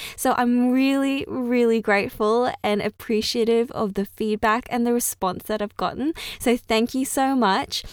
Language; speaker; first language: English; early bilingual, other home language; Cantonese